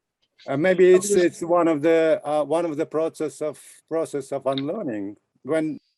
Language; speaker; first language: English; non-native, fluent; Russian